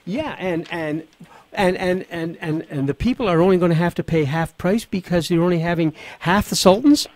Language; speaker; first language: English; native; English